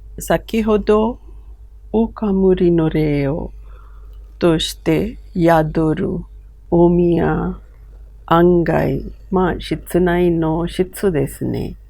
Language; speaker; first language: Japanese; non-native, fluent; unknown